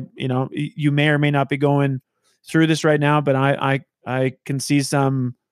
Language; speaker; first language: English; native; English